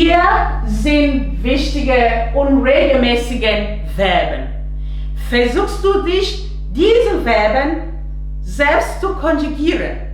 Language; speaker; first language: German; non-native, fluent; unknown